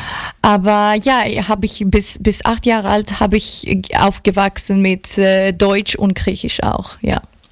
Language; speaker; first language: German; early bilingual, other home language; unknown